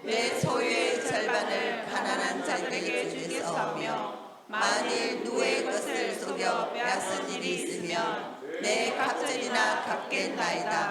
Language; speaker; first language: Korean; native; Korean